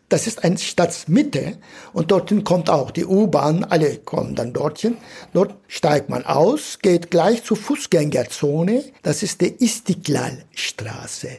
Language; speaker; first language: German; non-native, fluent; Turkish